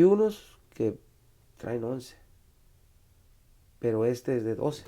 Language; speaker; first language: Spanish; native; Spanish